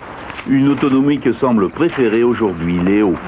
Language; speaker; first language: French; native; French